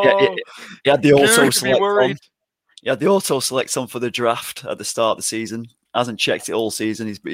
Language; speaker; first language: English; native; English